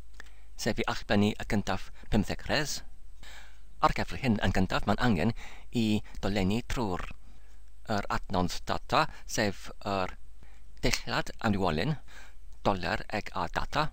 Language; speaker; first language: Welsh; non-native, learner; English